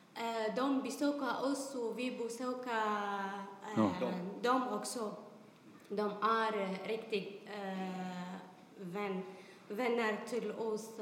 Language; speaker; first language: Swedish; non-native, learner; Arabic